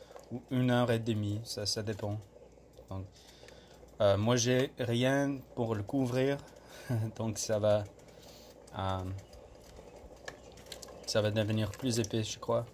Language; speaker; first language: French; non-native, fluent; English